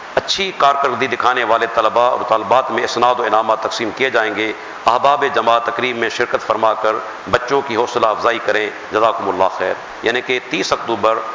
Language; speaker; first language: Urdu; non-native, local second language; Sindhi